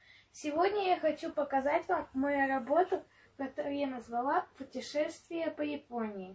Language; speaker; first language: Russian; native; Russian